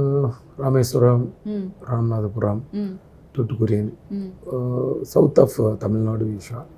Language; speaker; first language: Telugu; non-native, learner; Tamil